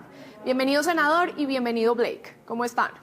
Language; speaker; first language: Spanish; native; Spanish